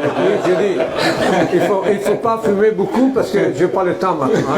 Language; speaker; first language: French; non-native, fluent; Italian